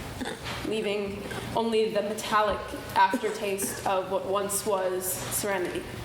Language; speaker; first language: English; native; English